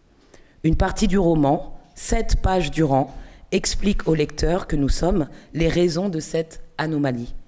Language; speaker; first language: French; native; French